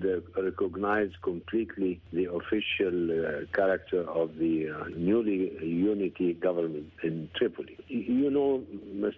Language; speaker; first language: English; non-native, fluent; Arabic